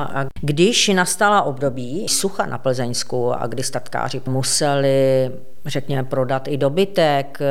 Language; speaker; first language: Czech; native; Czech